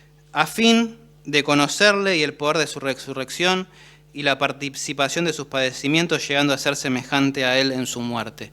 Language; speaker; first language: Spanish; native; Spanish